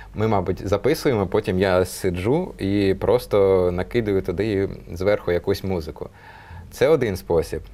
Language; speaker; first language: Ukrainian; non-native, local second language; Russian